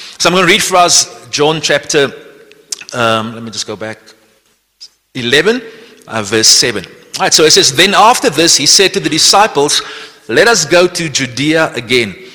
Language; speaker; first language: English; non-native, local second language; Afrikaans